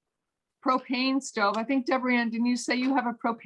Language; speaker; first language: English; native; English